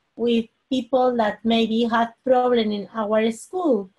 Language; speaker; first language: English; non-native, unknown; Spanish